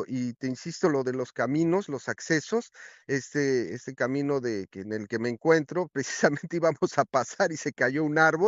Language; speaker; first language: Spanish; native; Spanish